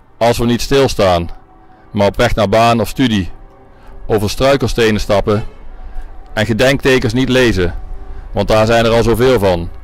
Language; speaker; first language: Dutch; native; Dutch